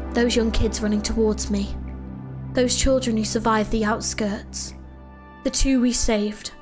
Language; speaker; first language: English; native; English